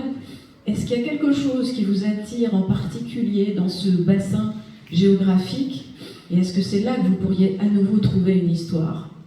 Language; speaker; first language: French; native; French